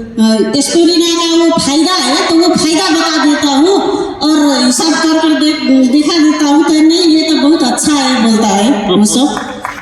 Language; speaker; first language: Hindi; non-native, learner; Nepali